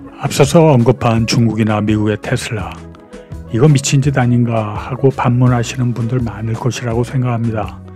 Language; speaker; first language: Korean; native; Korean